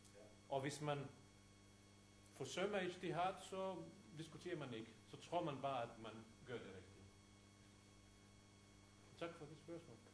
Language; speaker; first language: Danish; non-native, fluent; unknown